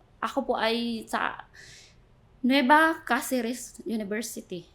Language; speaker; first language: Filipino; non-native, local second language; Bikol